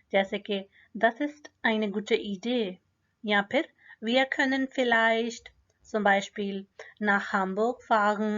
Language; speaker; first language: German; non-native, fluent; Urdu